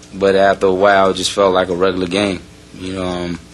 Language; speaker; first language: English; native; English